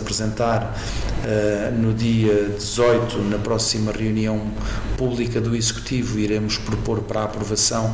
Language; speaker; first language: Portuguese; native; Portuguese